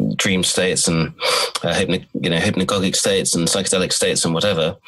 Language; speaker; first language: English; native; English